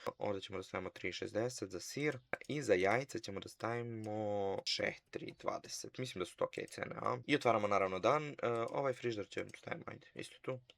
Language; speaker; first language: Bosnian; early bilingual, heritage; Bosnian